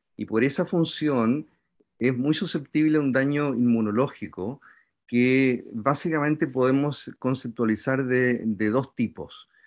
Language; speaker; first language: Spanish; native; Spanish